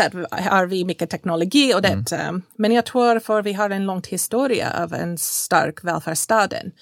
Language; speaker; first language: Swedish; non-native, fluent; English